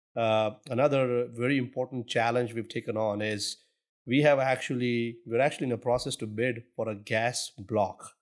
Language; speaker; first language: English; non-native, local second language; Gujarati